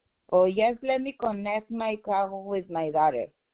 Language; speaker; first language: English; non-native, learner; Spanish